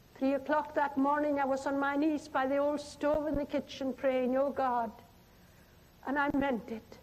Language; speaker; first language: English; non-native, local second language; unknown